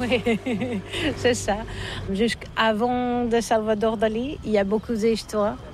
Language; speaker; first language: French; non-native, learner; Spanish